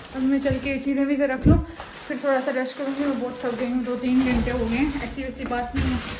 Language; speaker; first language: Urdu; native; Urdu